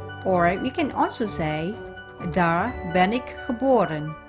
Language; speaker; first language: Dutch; non-native, fluent; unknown